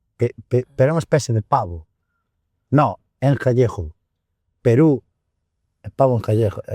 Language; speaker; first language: Galician; non-native, local second language; Spanish